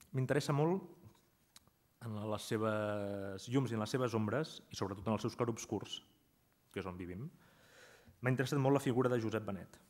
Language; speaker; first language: Catalan; native; Catalan